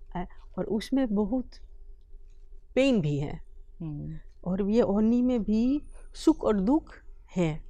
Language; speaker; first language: Hindi; early bilingual, heritage; Dutch